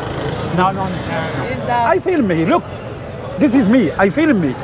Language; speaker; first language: English; non-native, learner; Arabic